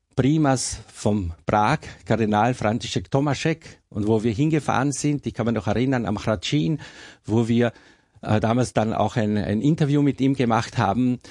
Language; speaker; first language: German; non-native, local second language; Slovenian